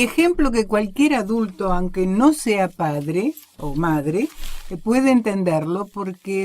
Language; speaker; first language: Spanish; native; Spanish